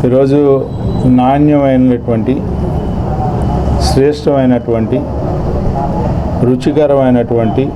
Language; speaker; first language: Telugu; native; Telugu